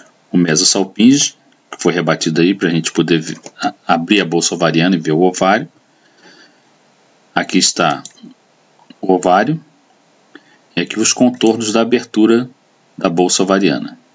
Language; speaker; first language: Portuguese; native; Portuguese